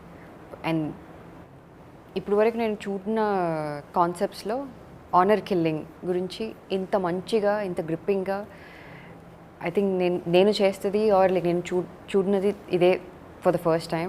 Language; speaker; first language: Telugu; non-native, fluent; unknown